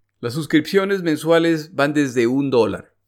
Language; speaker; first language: Spanish; native; Spanish